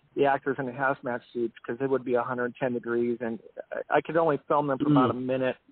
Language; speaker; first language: English; native; English